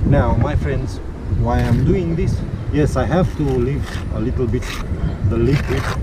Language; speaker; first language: English; non-native, fluent; Romanian